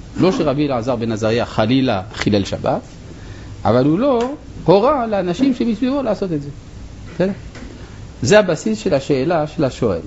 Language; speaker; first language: Hebrew; non-native, fluent; French